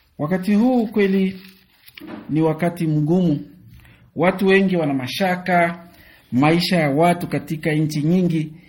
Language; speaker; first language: Swahili; native; Swahili